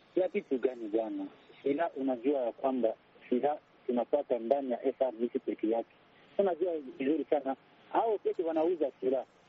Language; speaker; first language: Swahili; non-native, local second language; Kinyarwanda